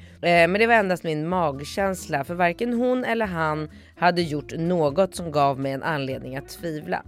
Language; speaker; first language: Swedish; native; Swedish